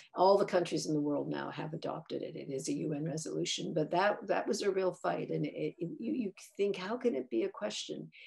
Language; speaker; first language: English; native; English